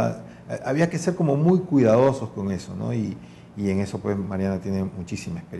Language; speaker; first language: Spanish; native; Spanish